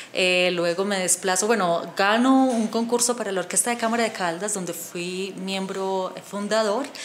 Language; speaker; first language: Spanish; native; Spanish